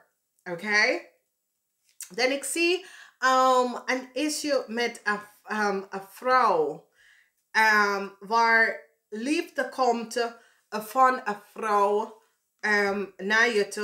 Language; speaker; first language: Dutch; non-native, learner; English